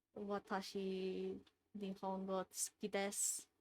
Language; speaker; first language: Japanese; non-native, learner; English